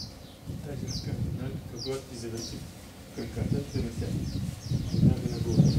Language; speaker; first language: Bulgarian; non-native, learner; Russian